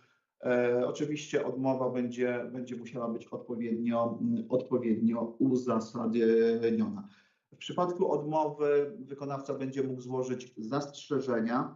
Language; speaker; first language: Polish; native; Polish